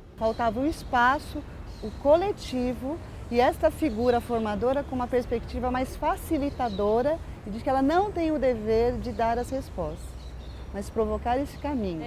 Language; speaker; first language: Portuguese; native; Portuguese